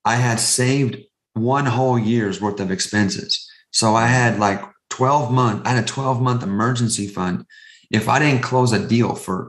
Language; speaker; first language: English; native; English